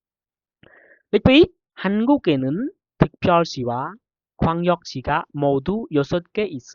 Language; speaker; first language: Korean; non-native, fluent; Khmer